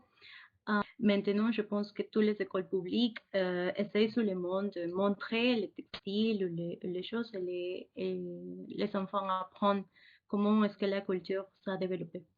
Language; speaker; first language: French; non-native, fluent; Spanish